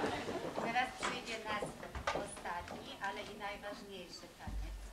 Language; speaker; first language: Polish; non-native, fluent; German